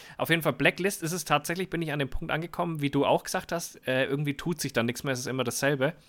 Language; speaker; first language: German; native; German